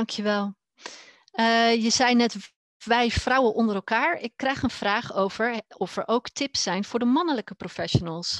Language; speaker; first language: Dutch; native; Dutch